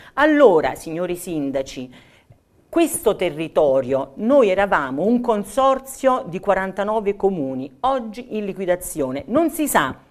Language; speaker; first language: Italian; native; Italian